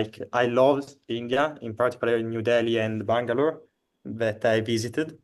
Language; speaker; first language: English; non-native, fluent; Italian